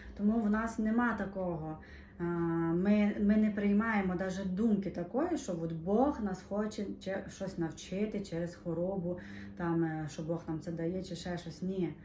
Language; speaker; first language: Ukrainian; native; Ukrainian